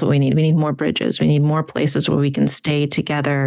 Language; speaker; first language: English; non-native, fluent; Russian